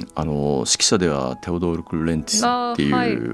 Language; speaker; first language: Japanese; native; Japanese